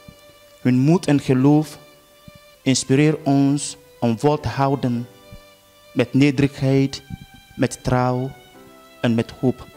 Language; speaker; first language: Dutch; non-native, fluent; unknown